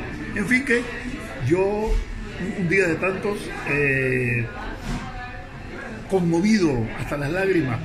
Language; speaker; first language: Spanish; native; Spanish